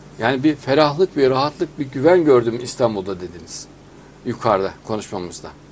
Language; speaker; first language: Turkish; native; Turkish